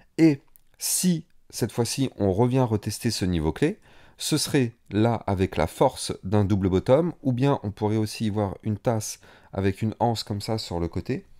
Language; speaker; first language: French; native; French